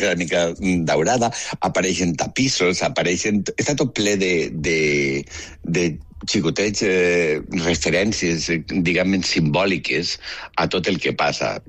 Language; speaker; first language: Catalan; native; Catalan